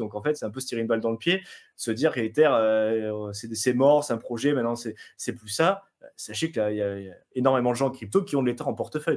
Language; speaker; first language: French; native; French